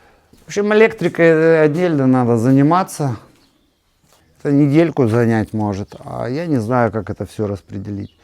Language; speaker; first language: Russian; native; Russian